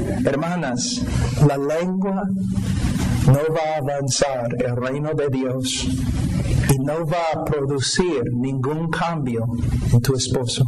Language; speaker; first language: Spanish; non-native, fluent; English